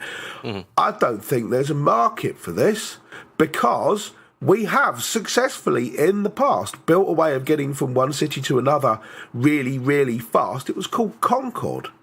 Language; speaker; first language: English; native; English